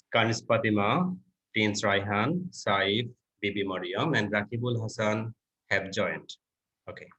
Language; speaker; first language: English; non-native, local second language; Bangla